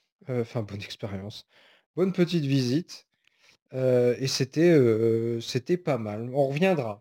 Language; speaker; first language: French; native; French